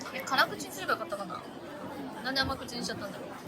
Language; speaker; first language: Japanese; native; Japanese